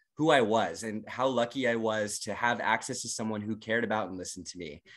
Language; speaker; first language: English; native; English